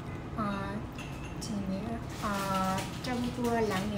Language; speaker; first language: Chinese; non-native, learner; Vietnamese